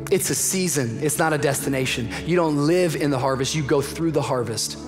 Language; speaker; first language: English; native; English